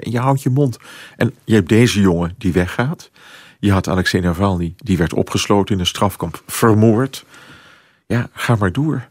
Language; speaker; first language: Dutch; native; Dutch